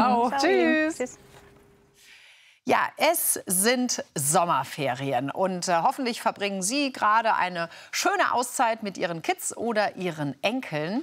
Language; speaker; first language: German; native; German